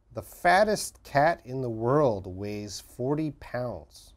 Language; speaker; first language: English; native; English